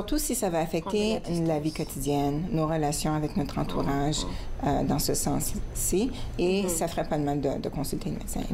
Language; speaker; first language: French; native; French